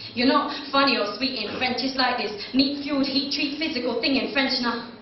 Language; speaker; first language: English; native; English